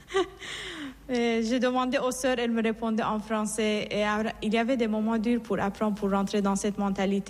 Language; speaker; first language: French; non-native, fluent; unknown